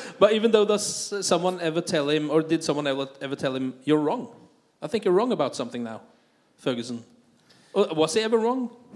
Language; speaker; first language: English; non-native, fluent; Norwegian